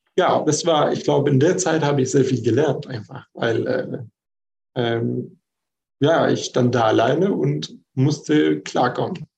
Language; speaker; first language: German; non-native, fluent; Arabic